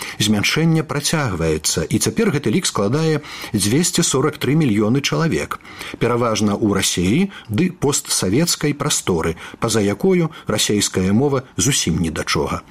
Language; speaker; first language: Belarusian; native; Belarusian